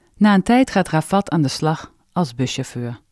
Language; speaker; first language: Dutch; native; Dutch